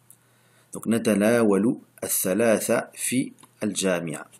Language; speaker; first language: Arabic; non-native, fluent; French